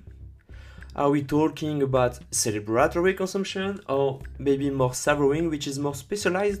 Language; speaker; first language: English; non-native, fluent; French